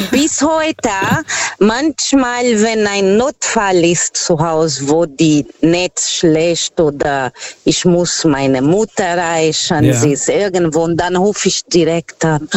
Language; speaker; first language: German; non-native, fluent; Portuguese